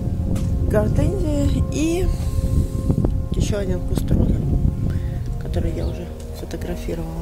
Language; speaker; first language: Russian; native; Russian